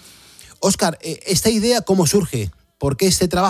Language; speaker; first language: Spanish; native; Spanish